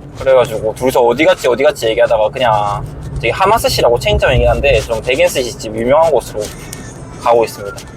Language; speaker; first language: Korean; native; Korean